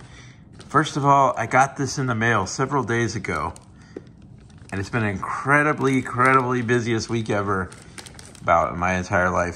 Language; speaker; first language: English; native; English